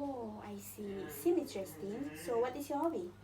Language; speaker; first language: English; non-native, local second language; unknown